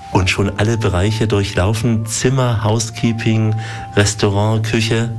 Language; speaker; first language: German; native; German